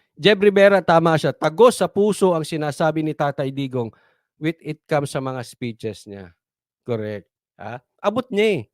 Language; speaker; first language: Filipino; native; Filipino